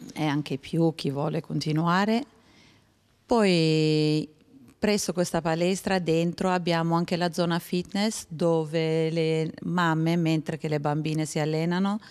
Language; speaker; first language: Italian; non-native, fluent; Albanian